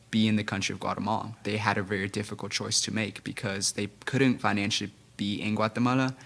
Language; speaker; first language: English; non-native, fluent; Spanish